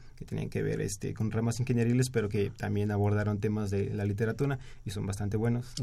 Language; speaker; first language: Spanish; native; Spanish